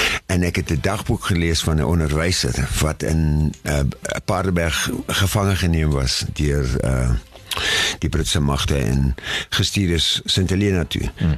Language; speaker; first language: Afrikaans; non-native, fluent; English